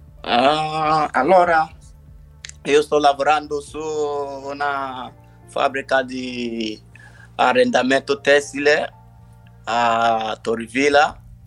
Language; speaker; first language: Italian; non-native, learner; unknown